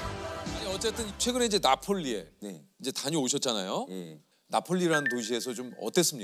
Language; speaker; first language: Korean; native; Korean